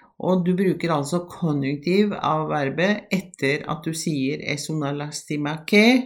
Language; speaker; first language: Norwegian; native; Norwegian